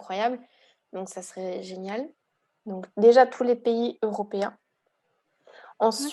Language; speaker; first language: French; early bilingual, heritage; Hungarian